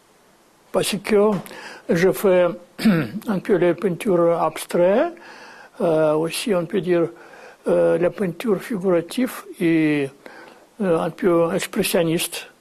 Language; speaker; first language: French; non-native, fluent; Russian